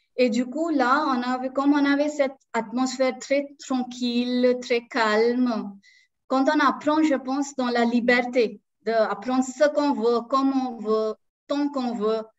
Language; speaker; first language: French; non-native, local second language; Marathi